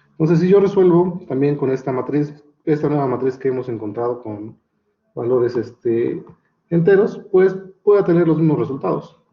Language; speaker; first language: Spanish; native; Spanish